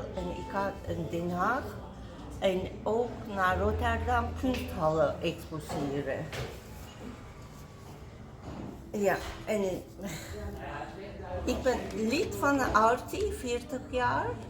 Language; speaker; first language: Dutch; non-native, fluent; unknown